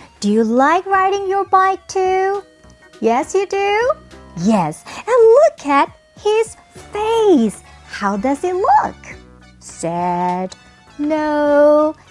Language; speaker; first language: English; non-native, fluent; Korean